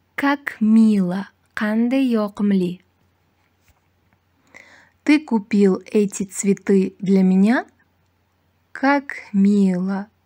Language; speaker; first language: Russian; non-native, fluent; Uzbek